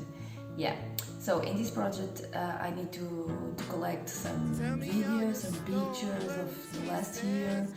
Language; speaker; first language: English; non-native, fluent; Portuguese